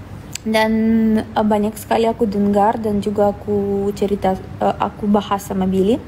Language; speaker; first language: Indonesian; non-native, fluent; Russian